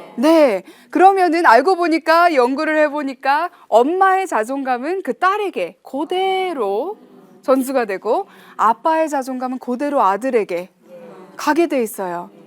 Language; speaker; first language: Korean; early bilingual, heritage; Korean